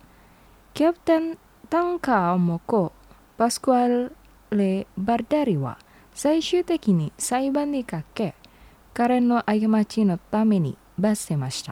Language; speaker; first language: Japanese; non-native, learner; Indonesian